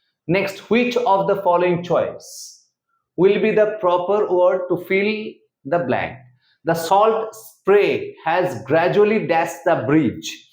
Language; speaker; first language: English; non-native, local second language; Bangla